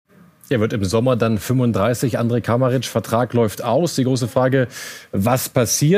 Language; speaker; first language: German; native; German